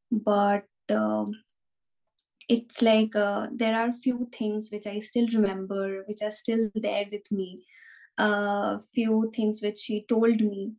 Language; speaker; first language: English; non-native, local second language; Bangla